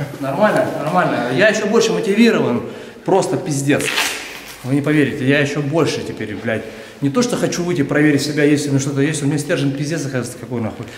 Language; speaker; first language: Russian; native; Russian